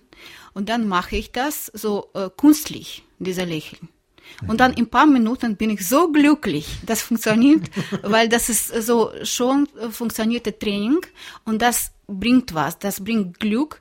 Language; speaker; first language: German; non-native, learner; Russian